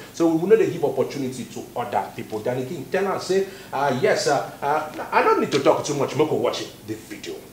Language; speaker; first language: Nigerian Pidgin; non-native, local second language; Igbo